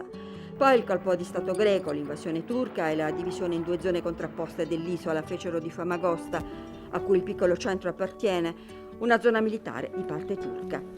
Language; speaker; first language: Italian; native; Italian